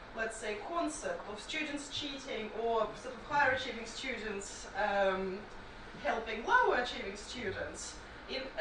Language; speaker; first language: English; non-native, fluent; Russian